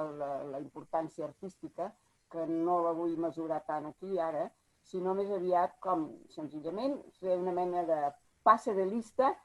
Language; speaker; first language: Catalan; early bilingual, heritage; Catalan